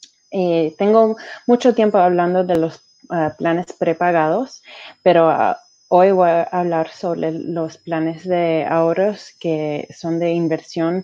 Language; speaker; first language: Spanish; early bilingual, heritage; Spanish